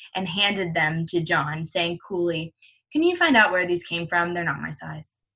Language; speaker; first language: English; native; English